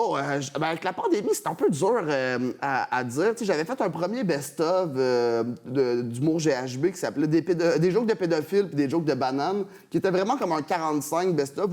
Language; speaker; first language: French; native; French